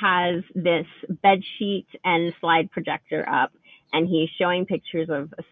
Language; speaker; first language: English; native; English